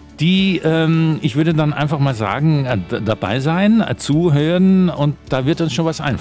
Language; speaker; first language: German; native; German